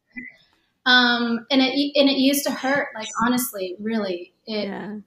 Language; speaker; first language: English; early bilingual, other home language; Japanese